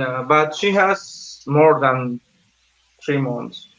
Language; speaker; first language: English; non-native, learner; Spanish